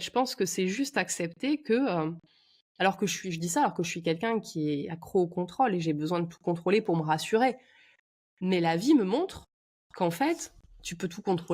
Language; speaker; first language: French; native; French